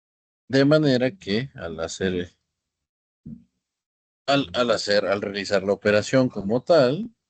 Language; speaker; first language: Spanish; native; Spanish